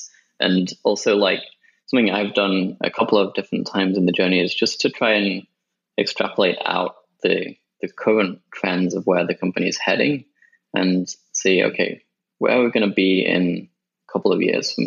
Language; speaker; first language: English; native; English